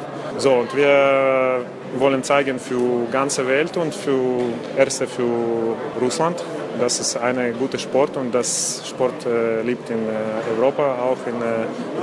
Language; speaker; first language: German; non-native, learner; Russian